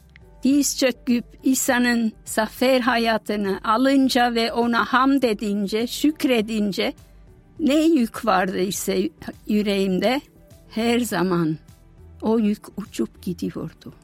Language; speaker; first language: Turkish; non-native, fluent; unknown